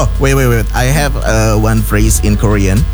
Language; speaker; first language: English; non-native, fluent; Indonesian